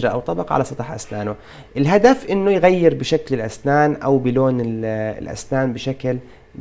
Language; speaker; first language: Arabic; native; Arabic